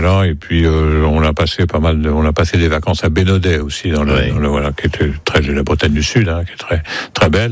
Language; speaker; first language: French; native; French